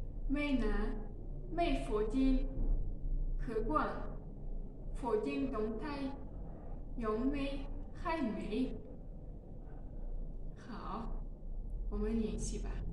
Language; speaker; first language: Chinese; non-native, learner; Tajik